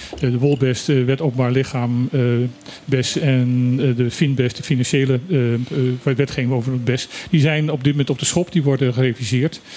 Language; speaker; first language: Dutch; non-native, local second language; Papiamento